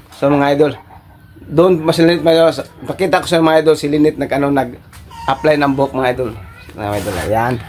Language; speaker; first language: Filipino; non-native, local second language; Cebuano